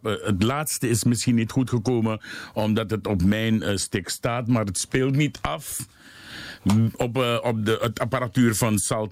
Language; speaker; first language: Dutch; native; Dutch